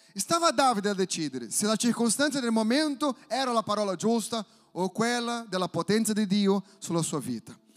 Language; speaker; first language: Italian; non-native, fluent; Portuguese